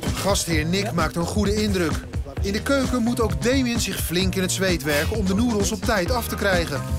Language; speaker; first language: Dutch; native; Dutch